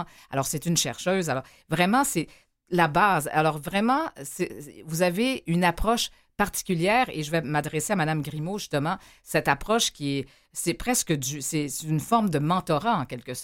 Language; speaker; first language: French; native; French